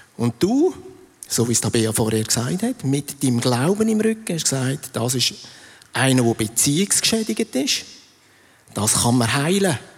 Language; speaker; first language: German; native; German